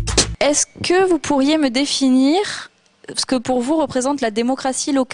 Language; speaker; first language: French; native; French